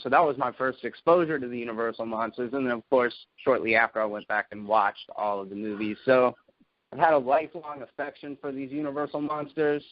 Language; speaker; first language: English; native; English